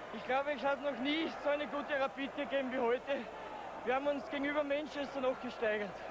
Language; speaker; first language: German; native; German